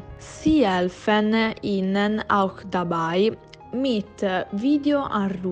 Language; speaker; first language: German; non-native, learner; Italian